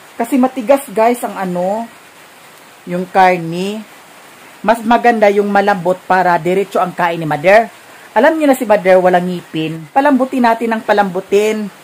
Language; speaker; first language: Filipino; non-native, local second language; Cebuano